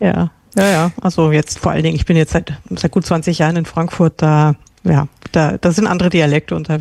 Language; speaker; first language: German; native; German